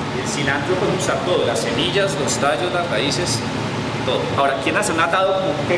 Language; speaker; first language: Spanish; native; Spanish